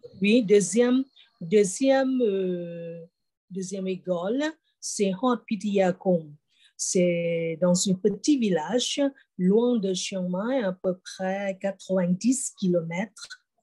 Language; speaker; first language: French; non-native, fluent; Thai